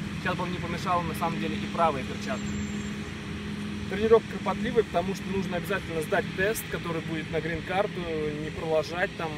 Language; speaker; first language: Russian; native; Russian